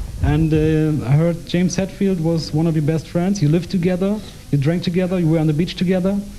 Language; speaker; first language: English; non-native, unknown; German